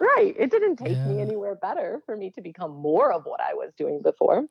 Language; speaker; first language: English; native; English